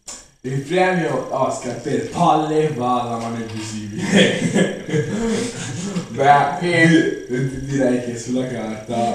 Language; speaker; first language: Italian; native; Italian